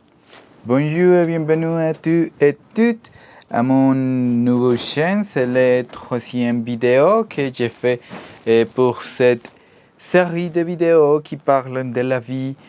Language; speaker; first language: French; non-native, learner; Spanish